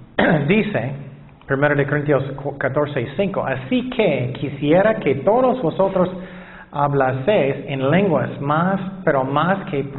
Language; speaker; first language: Spanish; non-native, fluent; English